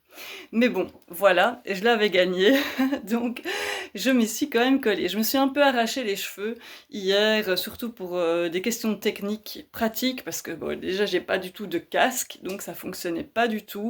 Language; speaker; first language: French; native; French